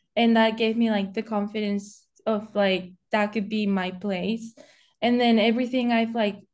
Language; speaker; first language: English; non-native, fluent; Spanish